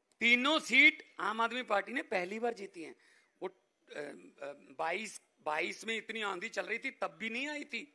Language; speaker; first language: Hindi; non-native, local second language; Punjabi